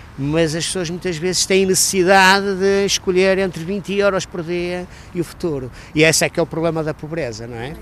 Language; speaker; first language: Portuguese; native; Portuguese